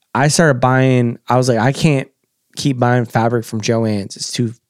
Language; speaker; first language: English; native; English